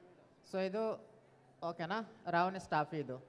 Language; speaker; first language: Kannada; non-native, learner; Bangla